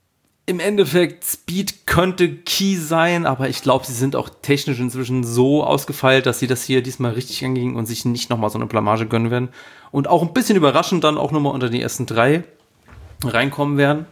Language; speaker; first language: German; native; German